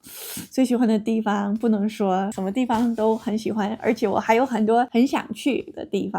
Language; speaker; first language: Chinese; non-native, fluent; English